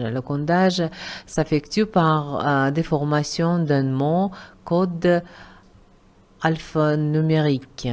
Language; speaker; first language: French; non-native, fluent; Uzbek